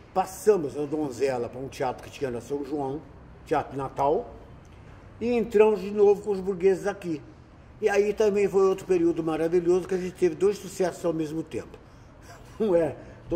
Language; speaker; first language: Portuguese; native; Portuguese